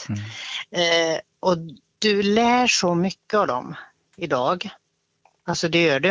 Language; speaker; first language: Swedish; native; Swedish